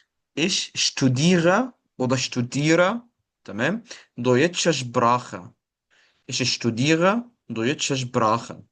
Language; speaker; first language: German; non-native, fluent; Arabic